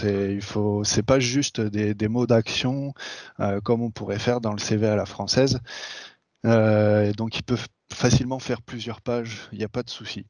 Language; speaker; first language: French; native; French